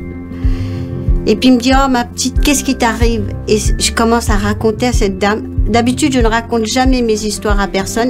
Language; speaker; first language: French; non-native, local second language; Morisyen